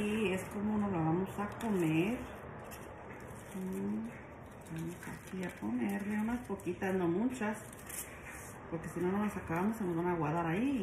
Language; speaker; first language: Spanish; native; Spanish